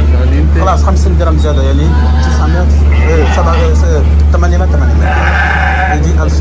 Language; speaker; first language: Arabic; non-native, learner; French